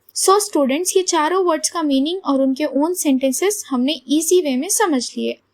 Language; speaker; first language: Hindi; non-native, local second language; Telugu